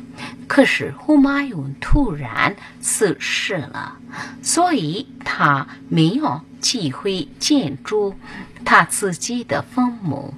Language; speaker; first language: Chinese; non-native, fluent; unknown